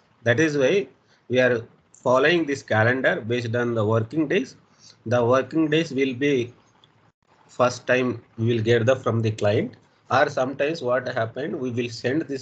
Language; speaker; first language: English; non-native, local second language; Telugu